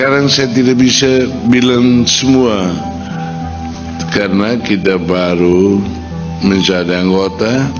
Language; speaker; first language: Indonesian; non-native, fluent; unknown